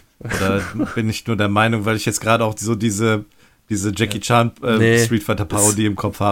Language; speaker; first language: German; native; German